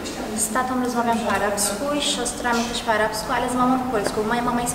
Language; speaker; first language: Polish; early bilingual, heritage; Arabic